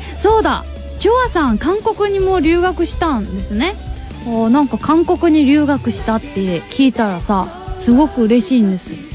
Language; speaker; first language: Japanese; non-native, fluent; Korean